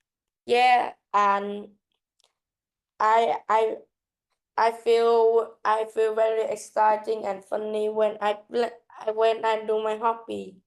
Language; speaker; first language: English; non-native, learner; Vietnamese